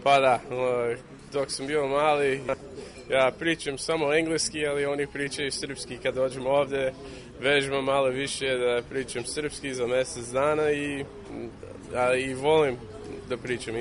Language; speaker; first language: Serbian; early bilingual, heritage; English